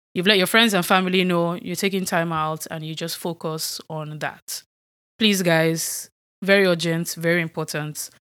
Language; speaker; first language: English; non-native, local second language; Yoruba